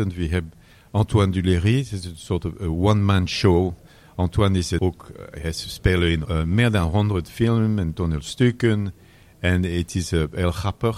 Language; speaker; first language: Dutch; non-native, learner; French